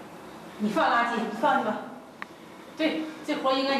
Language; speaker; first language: Chinese; native; Chinese